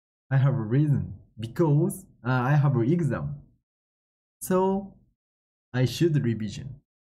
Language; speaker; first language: English; non-native, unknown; Japanese